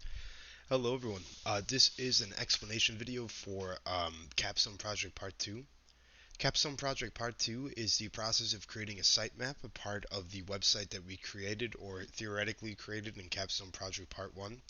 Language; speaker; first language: English; native; English